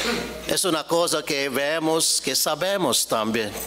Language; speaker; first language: Spanish; non-native, fluent; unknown